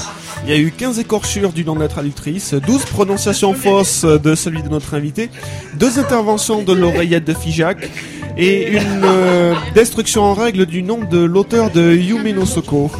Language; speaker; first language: French; native; French